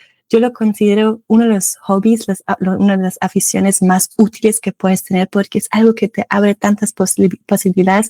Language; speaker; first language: Spanish; non-native, fluent; German